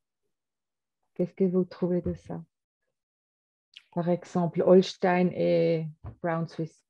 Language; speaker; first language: French; non-native, fluent; German